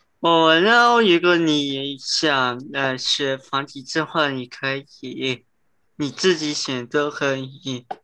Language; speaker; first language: Chinese; early bilingual, heritage; Chinese